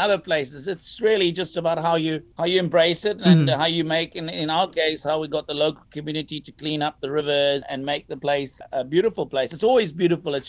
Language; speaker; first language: English; native; English